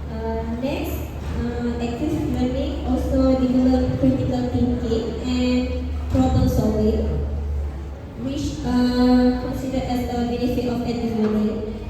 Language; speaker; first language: English; non-native, learner; Malay